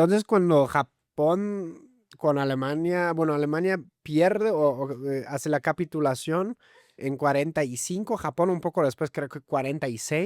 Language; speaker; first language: Spanish; native; Spanish